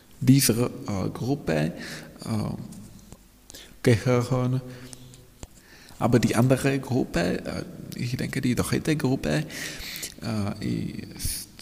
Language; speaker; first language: German; non-native, fluent; Czech